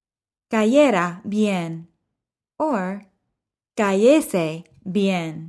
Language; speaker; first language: Spanish; non-native, fluent; English